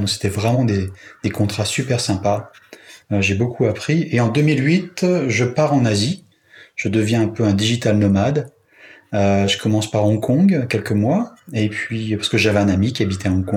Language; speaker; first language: French; native; French